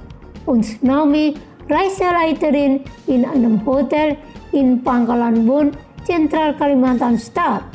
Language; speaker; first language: German; non-native, fluent; Indonesian